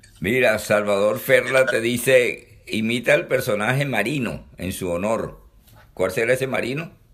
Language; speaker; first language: Spanish; native; Spanish